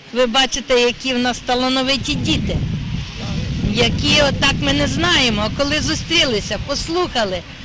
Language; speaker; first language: Ukrainian; native; Ukrainian